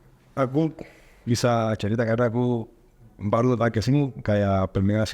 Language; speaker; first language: Indonesian; non-native, learner; Spanish